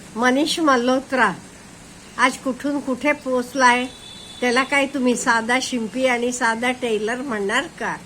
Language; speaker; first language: Marathi; native; Marathi